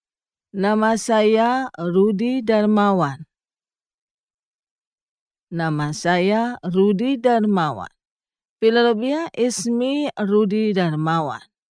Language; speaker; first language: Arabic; non-native, fluent; Indonesian